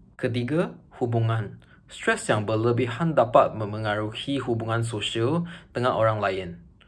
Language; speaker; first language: Malay; non-native, local second language; Chinese